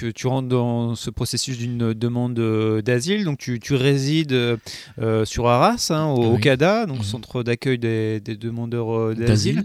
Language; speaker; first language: French; native; French